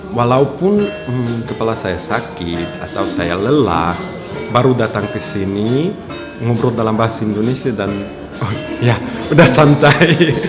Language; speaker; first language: Indonesian; non-native, fluent; Russian